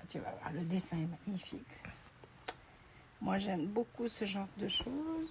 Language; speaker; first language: French; native; French